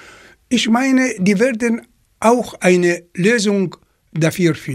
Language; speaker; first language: German; non-native, fluent; Arabic